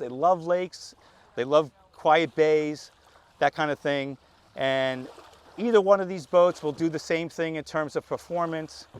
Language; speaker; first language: English; native; English